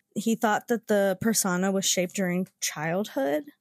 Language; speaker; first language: English; native; English